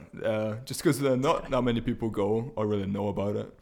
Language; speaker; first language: English; early bilingual, other home language; Russian